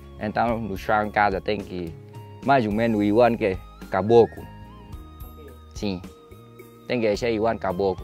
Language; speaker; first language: Portuguese; non-native, learner; Vietnamese